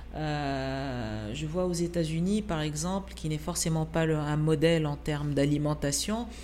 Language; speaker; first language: French; non-native, local second language; Arabic